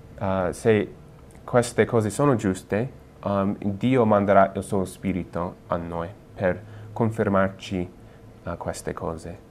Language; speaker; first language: Italian; non-native, learner; English